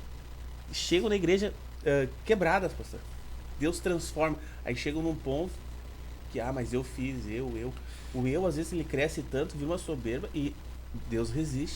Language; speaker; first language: Portuguese; native; Portuguese